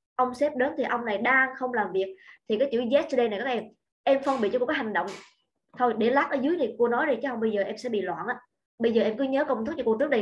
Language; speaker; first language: Vietnamese; native; Vietnamese